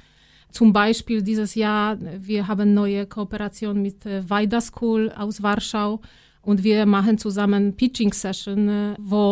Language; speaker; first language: German; non-native, fluent; Polish